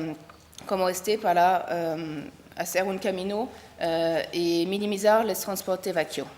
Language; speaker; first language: Spanish; non-native, learner; French